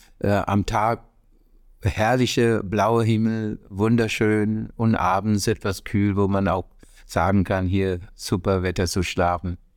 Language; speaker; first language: German; non-native, learner; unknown